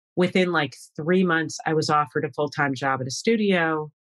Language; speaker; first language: English; native; English